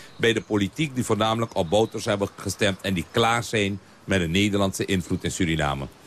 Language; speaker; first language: Dutch; non-native, local second language; Caribbean Hindustani